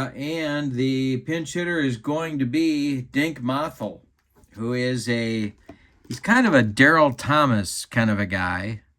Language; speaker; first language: English; native; English